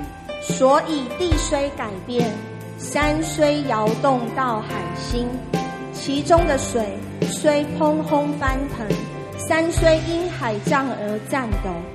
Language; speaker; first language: Chinese; native; Chinese